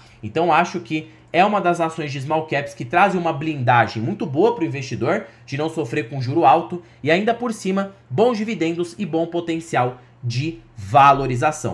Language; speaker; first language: Portuguese; native; Portuguese